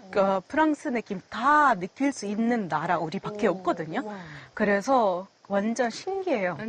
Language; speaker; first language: Korean; non-native, fluent; Arabic